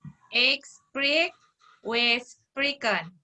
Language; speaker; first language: Dutch; non-native, learner; Indonesian